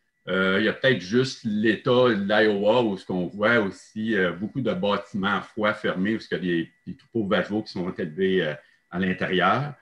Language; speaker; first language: French; native; French